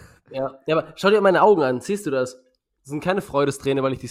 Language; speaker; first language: German; native; German